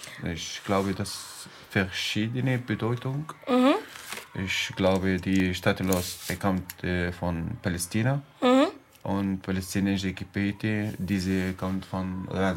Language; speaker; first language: German; non-native, learner; Arabic